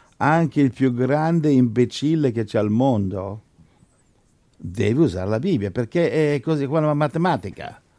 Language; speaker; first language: Italian; native; Italian